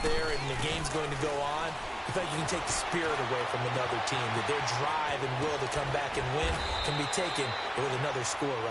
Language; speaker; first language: English; native; English